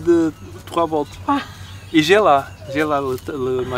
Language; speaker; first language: French; non-native, learner; Portuguese